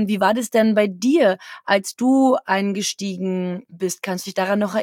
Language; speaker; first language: German; native; German